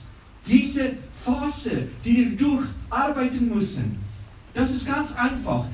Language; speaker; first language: German; non-native, fluent; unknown